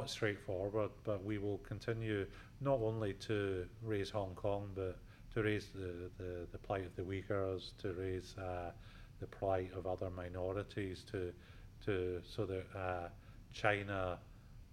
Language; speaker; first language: English; native; English